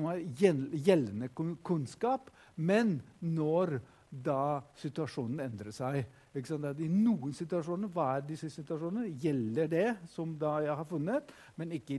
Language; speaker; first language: Norwegian; non-native, fluent; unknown